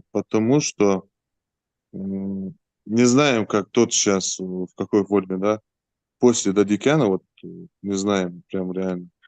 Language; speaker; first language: Russian; native; Russian